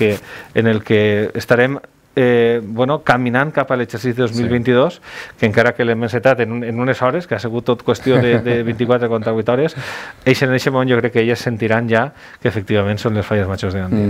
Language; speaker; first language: Catalan; native; Catalan